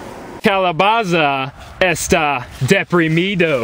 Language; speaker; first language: Spanish; non-native, learner; English